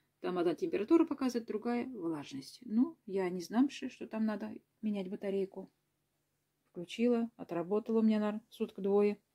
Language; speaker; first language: Russian; native; Russian